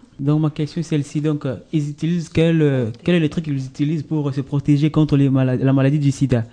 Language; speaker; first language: French; native; French